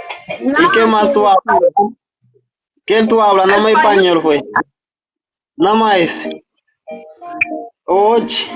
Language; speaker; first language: Spanish; non-native, learner; Haitian Creole